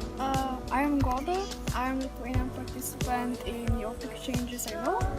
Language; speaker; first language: English; non-native, learner; Lithuanian